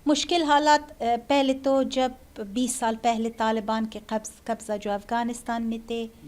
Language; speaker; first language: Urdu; non-native, learner; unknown